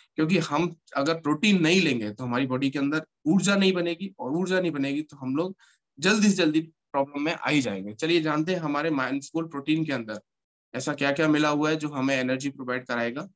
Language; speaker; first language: Hindi; native; Hindi